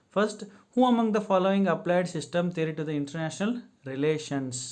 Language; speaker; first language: English; non-native, local second language; Kannada